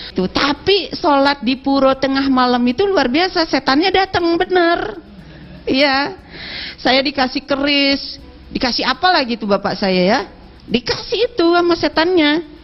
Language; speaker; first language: Indonesian; non-native, local second language; Balinese